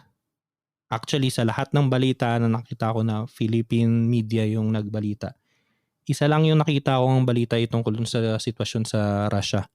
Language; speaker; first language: Filipino; native; Filipino